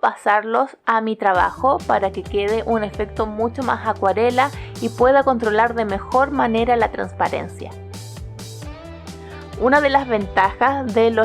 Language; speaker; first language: Spanish; native; Spanish